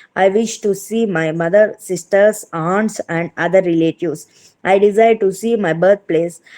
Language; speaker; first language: English; non-native, local second language; Telugu